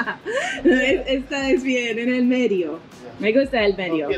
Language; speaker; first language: Spanish; non-native, learner; English